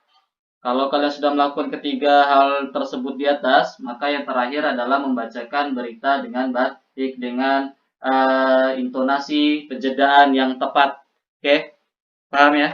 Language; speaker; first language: Indonesian; native; Indonesian